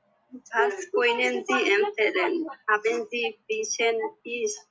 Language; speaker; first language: German; non-native, learner; Bangla